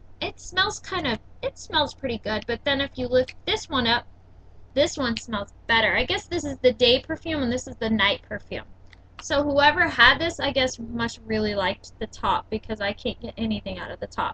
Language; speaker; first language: English; native; English